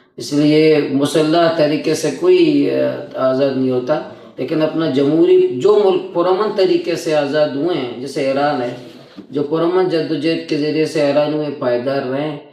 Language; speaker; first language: Urdu; non-native, local second language; Baluchi